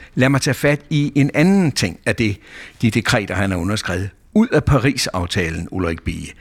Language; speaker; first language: Danish; native; Danish